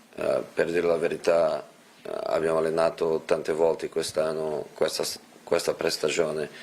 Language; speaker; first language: Italian; non-native, fluent; Portuguese